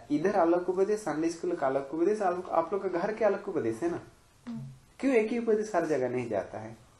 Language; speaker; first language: Hindi; non-native, fluent; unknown